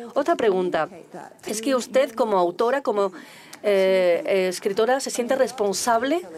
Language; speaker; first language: Spanish; non-native, fluent; Turkish